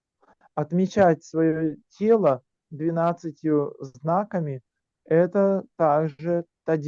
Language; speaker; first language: Russian; native; Russian